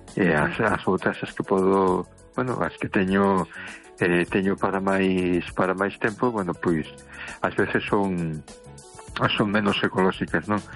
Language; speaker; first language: Galician; non-native, local second language; Spanish